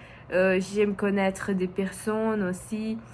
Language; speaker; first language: French; non-native, learner; Portuguese